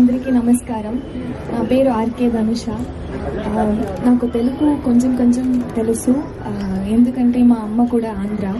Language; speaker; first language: Telugu; early bilingual, heritage; Telugu